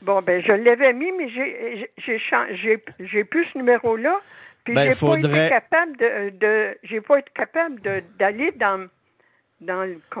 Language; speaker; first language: French; native; French